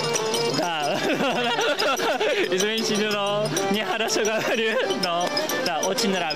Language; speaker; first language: Russian; non-native, learner; Japanese